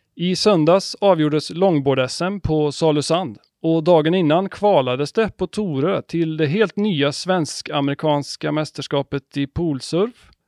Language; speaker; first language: Swedish; native; Swedish